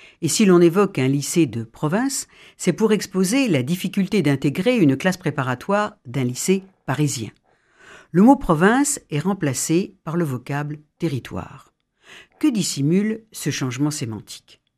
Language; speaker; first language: French; native; French